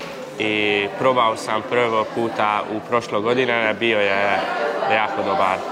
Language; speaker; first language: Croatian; early bilingual, heritage; Croatian